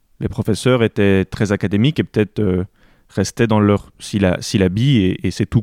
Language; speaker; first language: French; native; French